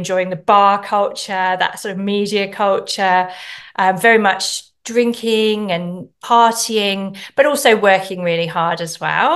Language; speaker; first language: English; native; English